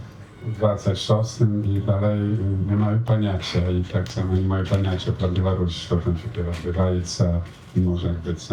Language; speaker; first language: Polish; non-native, learner; Belarusian